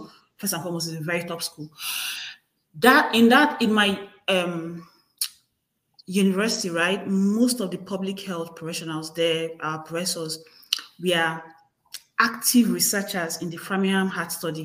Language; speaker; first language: English; non-native, local second language; Igbo